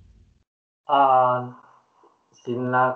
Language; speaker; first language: Japanese; non-native, learner; Chinese